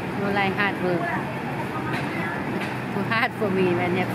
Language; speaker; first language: English; non-native, learner; Thai